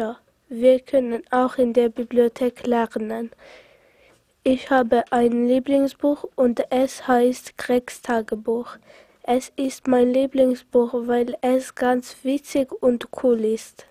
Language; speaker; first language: German; non-native, local second language; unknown